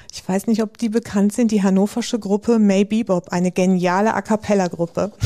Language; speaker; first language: German; native; German